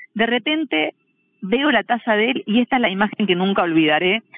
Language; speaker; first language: Spanish; native; Spanish